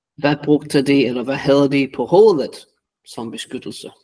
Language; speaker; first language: Danish; native; Danish